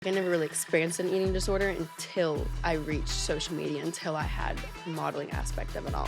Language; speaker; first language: English; native; English